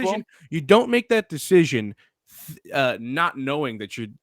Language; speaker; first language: English; native; English